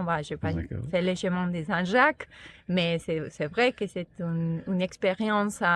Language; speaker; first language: French; non-native, fluent; Spanish